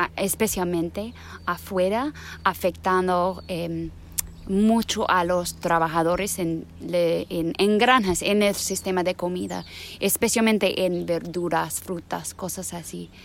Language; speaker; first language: Spanish; non-native, fluent; English